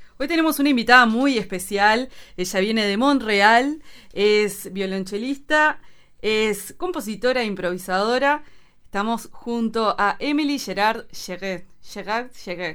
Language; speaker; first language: Spanish; native; Spanish